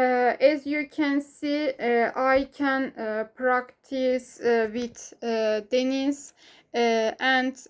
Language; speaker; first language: English; non-native, learner; Turkish